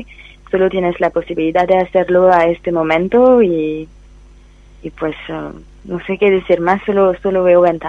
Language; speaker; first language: Spanish; non-native, fluent; French